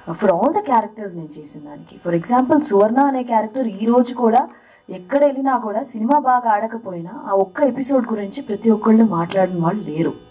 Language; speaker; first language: Telugu; early bilingual, heritage; Telugu